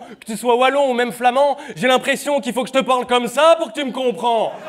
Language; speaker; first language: French; native; French